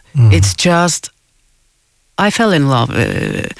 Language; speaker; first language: English; non-native, fluent; Czech